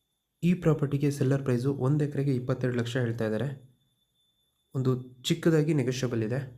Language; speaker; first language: Kannada; native; Kannada